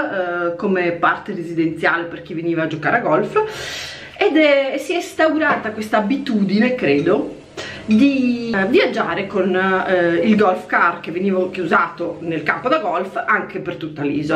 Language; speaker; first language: Italian; native; Italian